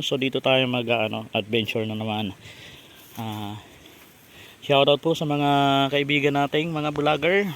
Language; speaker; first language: Filipino; non-native, local second language; Bikol